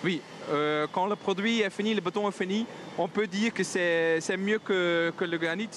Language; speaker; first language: French; non-native, local second language; Dutch